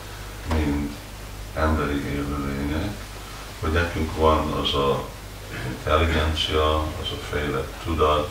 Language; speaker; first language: Hungarian; early bilingual, heritage; Hungarian